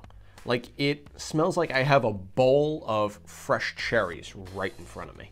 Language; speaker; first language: English; native; English